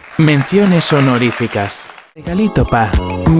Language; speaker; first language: Spanish; native; Spanish